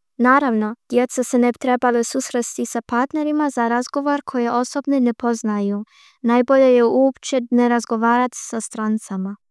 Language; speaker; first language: Croatian; early bilingual, heritage; Croatian